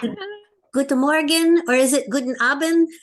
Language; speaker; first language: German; non-native, learner; English